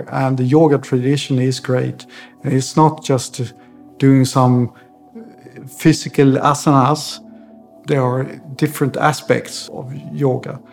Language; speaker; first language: English; non-native, fluent; Swedish